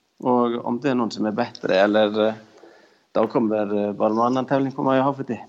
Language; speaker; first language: Swedish; non-native, fluent; Icelandic